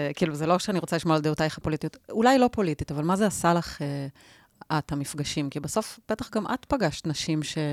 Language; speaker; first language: Hebrew; native; Hebrew